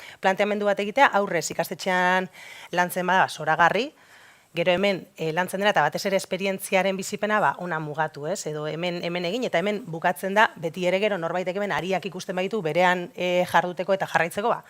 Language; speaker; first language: Basque; native; Basque